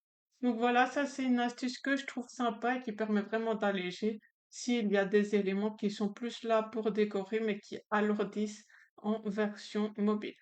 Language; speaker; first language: French; native; French